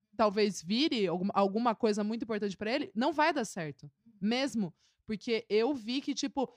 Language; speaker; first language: Portuguese; native; Portuguese